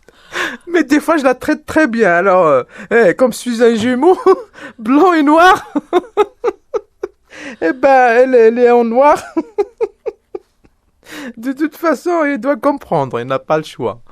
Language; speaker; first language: French; non-native, local second language; Kabyle